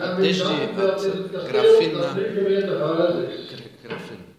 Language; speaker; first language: Russian; non-native, fluent; Dutch